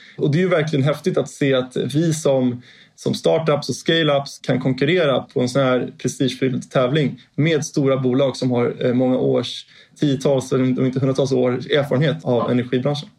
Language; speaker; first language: Swedish; native; Swedish